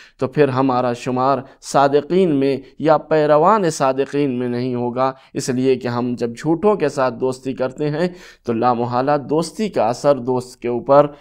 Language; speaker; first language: Urdu; native; Urdu